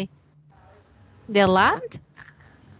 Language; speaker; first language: English; non-native, learner; Spanish